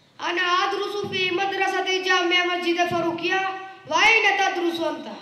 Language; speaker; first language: Arabic; non-native, learner; Urdu